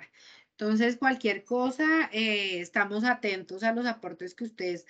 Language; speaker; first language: Spanish; native; Spanish